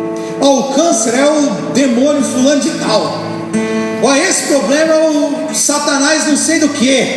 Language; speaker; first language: Portuguese; native; Portuguese